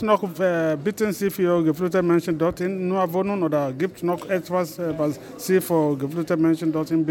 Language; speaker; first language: German; non-native, fluent; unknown